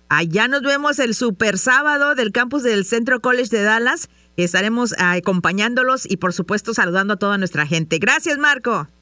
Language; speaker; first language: Spanish; native; Spanish